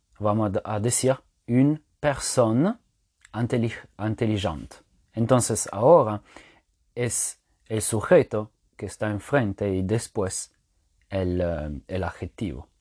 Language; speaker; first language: Spanish; non-native, fluent; French